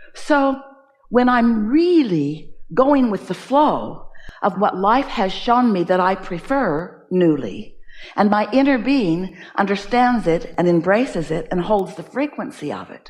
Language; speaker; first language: English; native; English